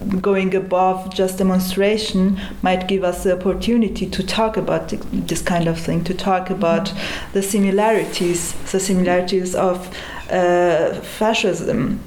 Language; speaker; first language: English; non-native, fluent; Persian